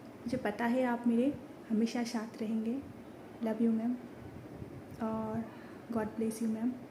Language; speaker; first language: Hindi; non-native, local second language; Bangla